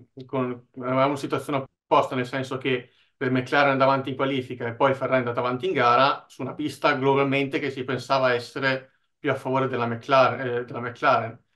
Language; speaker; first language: Italian; native; Italian